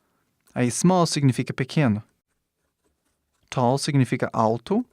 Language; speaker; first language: Portuguese; non-native, fluent; English